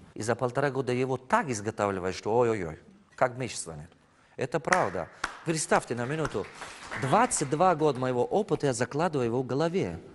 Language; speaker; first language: Russian; non-native, fluent; Tajik